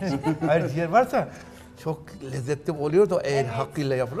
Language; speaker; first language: Turkish; native; Turkish